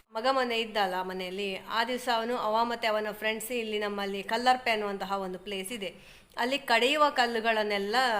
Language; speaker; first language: Kannada; non-native, local second language; Tulu